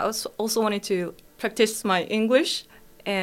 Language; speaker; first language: English; non-native, fluent; Korean